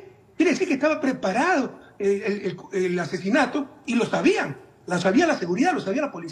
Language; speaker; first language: Spanish; native; Spanish